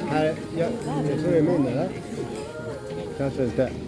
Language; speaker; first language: Swedish; non-native, learner; Japanese